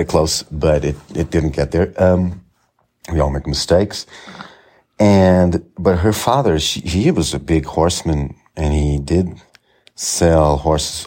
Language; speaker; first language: English; non-native, fluent; Portuguese